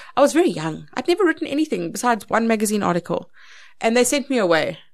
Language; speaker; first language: English; native; English